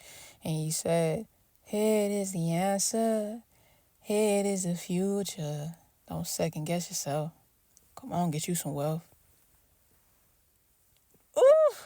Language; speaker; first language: English; native; English